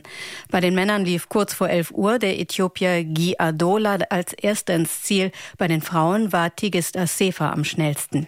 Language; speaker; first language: German; native; German